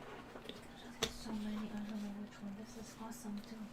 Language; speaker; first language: English; native; English